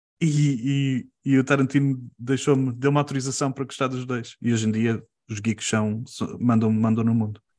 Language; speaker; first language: Portuguese; early bilingual, heritage; Portuguese